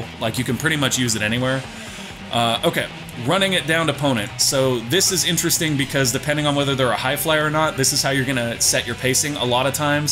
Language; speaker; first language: English; native; English